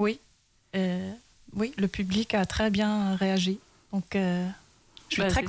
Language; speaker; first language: French; early bilingual, heritage; Danish